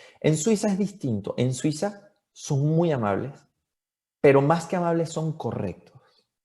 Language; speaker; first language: Spanish; native; Spanish